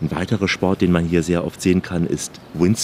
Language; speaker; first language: German; native; German